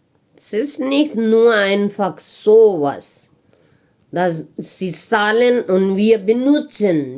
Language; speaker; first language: German; non-native, learner; Hindi